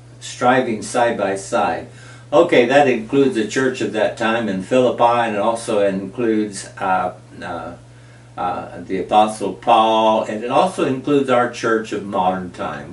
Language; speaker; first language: English; native; English